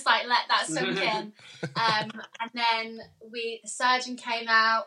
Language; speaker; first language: English; native; English